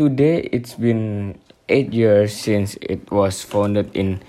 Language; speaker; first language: English; non-native, learner; Indonesian